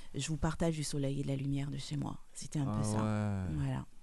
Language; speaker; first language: French; native; French